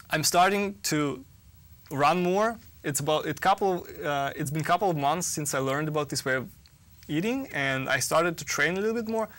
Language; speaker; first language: English; non-native, fluent; Russian